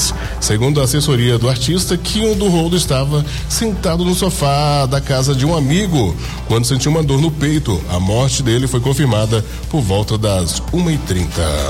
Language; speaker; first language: Portuguese; native; Portuguese